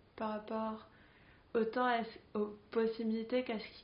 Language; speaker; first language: French; non-native, fluent; Spanish